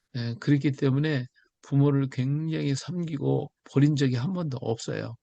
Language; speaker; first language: Korean; native; Korean